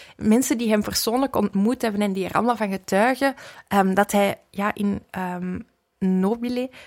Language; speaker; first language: Dutch; native; Dutch